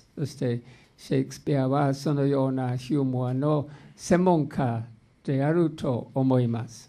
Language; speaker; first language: Japanese; non-native, fluent; English